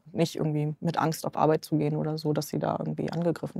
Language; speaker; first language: German; native; German